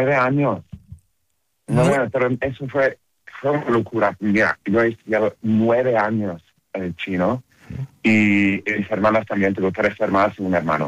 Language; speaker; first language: Spanish; non-native, learner; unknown